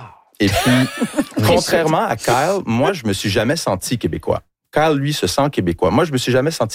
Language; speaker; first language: French; early bilingual, other home language; English